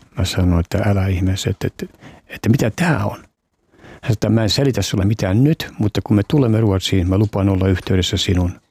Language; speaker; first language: Finnish; native; Finnish